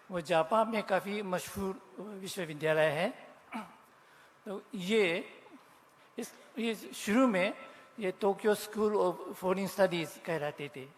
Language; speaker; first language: Hindi; non-native, fluent; Japanese